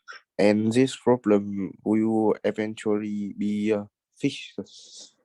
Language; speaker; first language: English; non-native, learner; Vietnamese